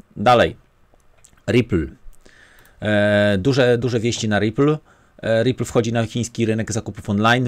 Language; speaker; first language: Polish; native; Polish